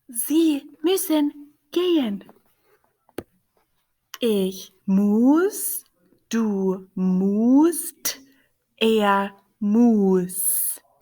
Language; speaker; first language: German; non-native, fluent; English